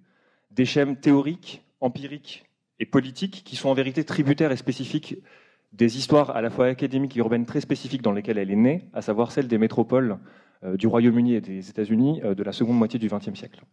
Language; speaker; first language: French; native; French